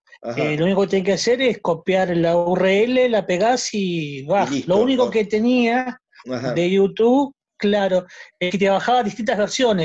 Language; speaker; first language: Spanish; native; Spanish